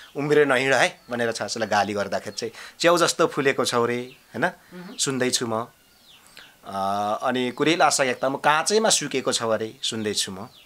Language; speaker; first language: Nepali; non-native, local second language; Limbu